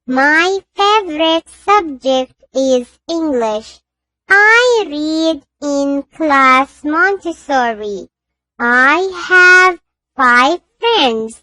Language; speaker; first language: English; non-native, learner; Urdu